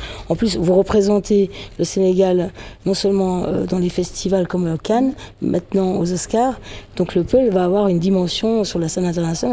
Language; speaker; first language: French; native; French